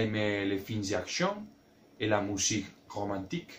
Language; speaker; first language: French; non-native, learner; Spanish